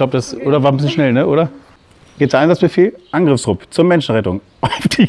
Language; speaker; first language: German; native; German